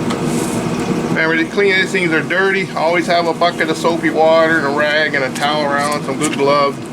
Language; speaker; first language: English; native; English